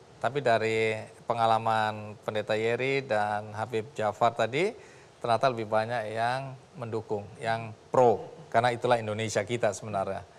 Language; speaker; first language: Indonesian; native; Indonesian